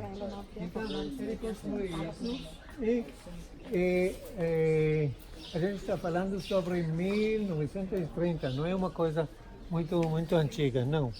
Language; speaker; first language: Portuguese; non-native, learner; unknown